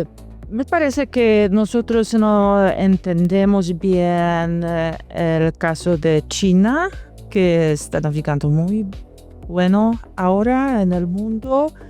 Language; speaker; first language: Spanish; non-native, fluent; Polish